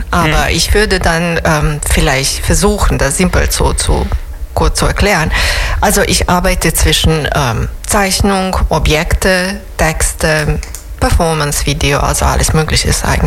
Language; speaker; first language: German; non-native, fluent; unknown